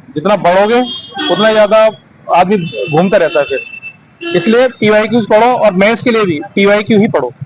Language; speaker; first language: Hindi; native; Hindi